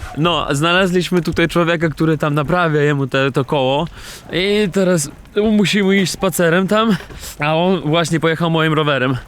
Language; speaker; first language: Polish; non-native, fluent; Russian